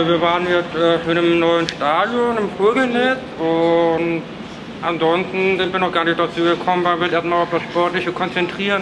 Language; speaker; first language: German; native; German